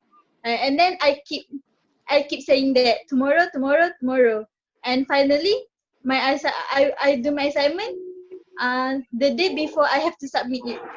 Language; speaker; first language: English; non-native, learner; Malay